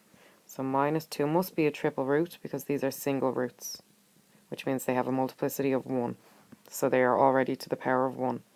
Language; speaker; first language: English; native; English